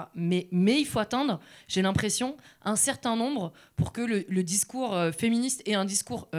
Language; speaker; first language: French; native; French